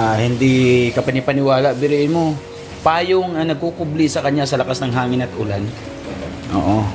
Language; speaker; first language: Filipino; non-native, local second language; Waray